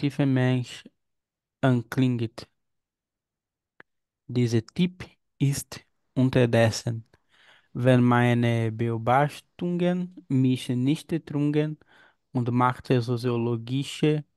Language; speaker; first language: German; non-native, learner; Portuguese